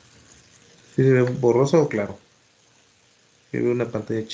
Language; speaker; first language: Spanish; native; Spanish